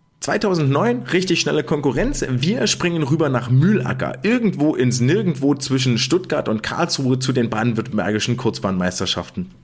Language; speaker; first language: German; native; German